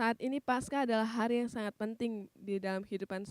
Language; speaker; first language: Indonesian; native; Indonesian